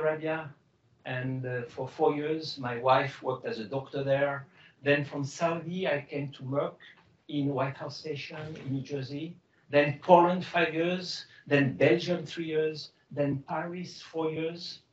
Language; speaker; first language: English; non-native, fluent; Arabic